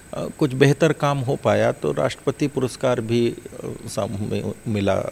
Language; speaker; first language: Hindi; native; Hindi